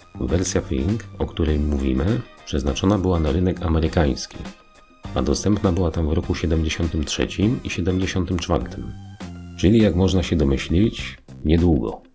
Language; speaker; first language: Polish; native; Polish